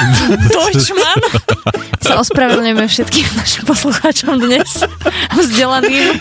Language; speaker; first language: Slovak; native; Slovak